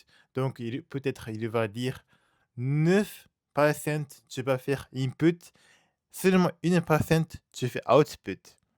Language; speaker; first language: French; non-native, learner; Japanese